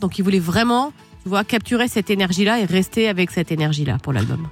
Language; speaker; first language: French; native; French